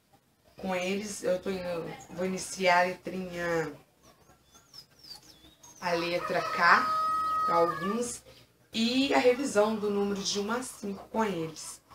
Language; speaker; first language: Portuguese; native; Portuguese